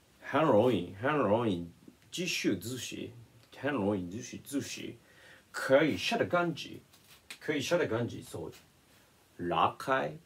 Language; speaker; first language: Chinese; non-native, learner; Japanese